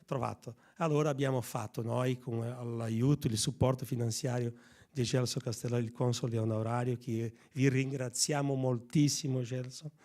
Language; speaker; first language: Italian; non-native, fluent; Portuguese